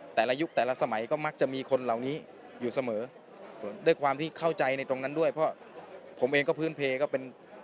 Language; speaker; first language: Thai; native; Thai